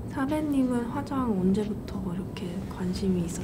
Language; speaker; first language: Korean; early bilingual, heritage; Korean